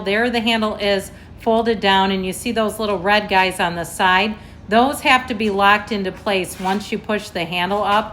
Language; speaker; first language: English; native; English